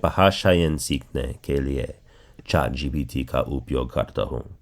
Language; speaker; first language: Hindi; non-native, learner; English